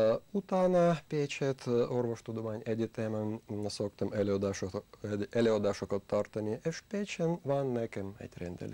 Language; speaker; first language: Hungarian; non-native, learner; Russian